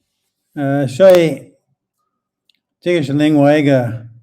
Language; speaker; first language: Chinese; non-native, fluent; English